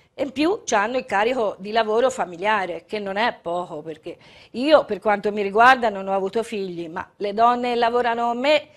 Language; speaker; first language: Italian; native; Italian